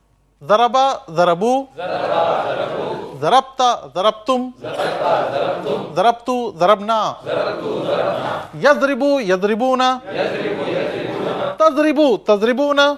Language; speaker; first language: Arabic; non-native, fluent; Urdu